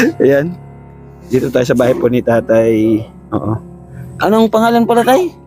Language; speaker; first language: Filipino; non-native, local second language; Waray